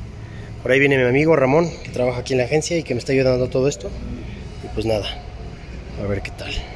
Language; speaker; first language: Spanish; native; Spanish